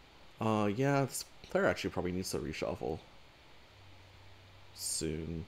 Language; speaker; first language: English; native; English